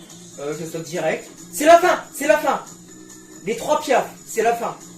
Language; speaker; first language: French; native; French